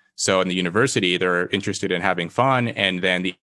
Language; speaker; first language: English; native; English